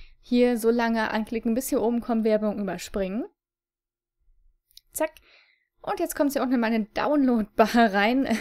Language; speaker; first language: German; native; German